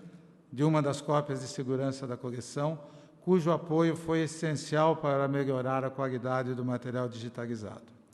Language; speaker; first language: Portuguese; native; Portuguese